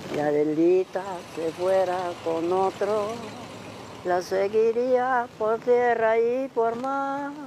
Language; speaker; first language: Spanish; native; Spanish